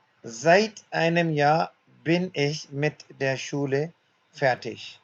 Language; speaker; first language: German; non-native, learner; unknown